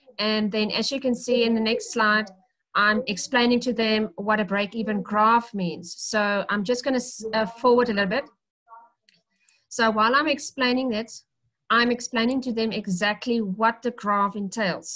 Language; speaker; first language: English; non-native, local second language; Afrikaans